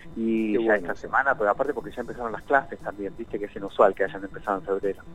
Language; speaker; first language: Spanish; native; Spanish